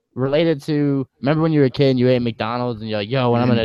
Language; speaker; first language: English; native; English